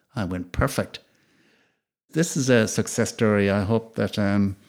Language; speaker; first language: English; native; English